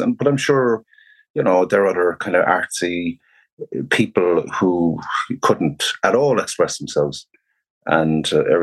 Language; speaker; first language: English; native; English